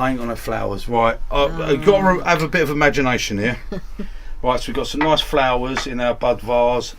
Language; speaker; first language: English; native; English